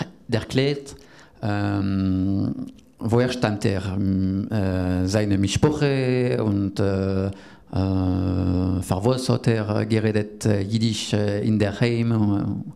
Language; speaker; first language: German; non-native, learner; French